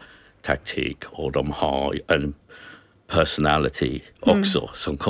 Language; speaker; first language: Swedish; non-native, fluent; English